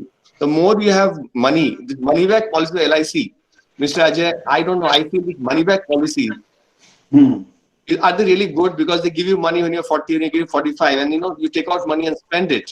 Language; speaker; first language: English; non-native, local second language; Bangla